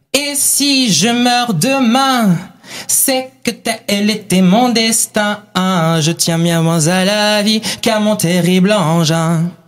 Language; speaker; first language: French; non-native, fluent; Chinese